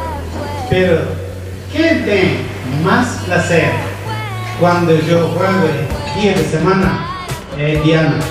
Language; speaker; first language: Spanish; non-native, learner; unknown